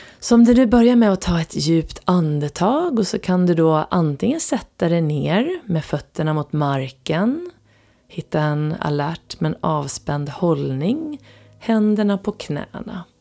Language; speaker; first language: Swedish; native; Swedish